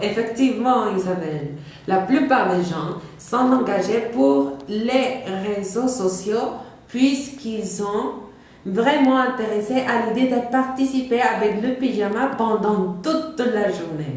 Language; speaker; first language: French; non-native, learner; Spanish